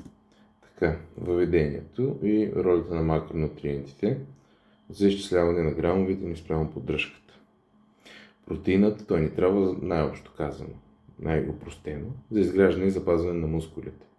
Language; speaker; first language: Bulgarian; native; Bulgarian